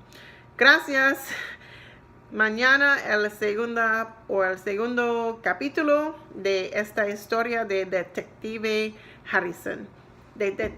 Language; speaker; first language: Spanish; non-native, learner; English